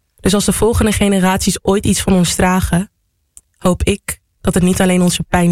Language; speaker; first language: Dutch; native; Dutch